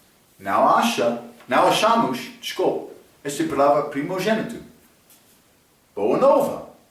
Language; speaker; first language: Portuguese; non-native, fluent; English